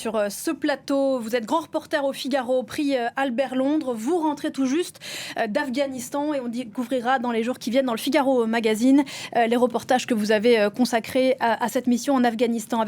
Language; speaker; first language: French; native; French